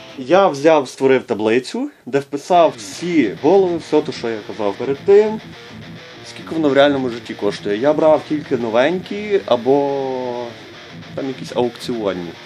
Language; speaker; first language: Ukrainian; non-native, local second language; Russian